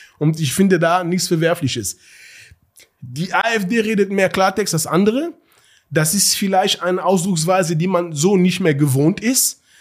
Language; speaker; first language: German; early bilingual, other home language; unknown